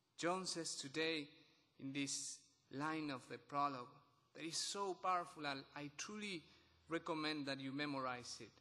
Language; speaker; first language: English; non-native, fluent; Spanish